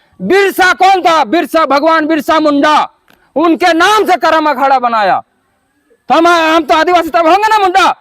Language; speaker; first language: Hindi; non-native, local second language; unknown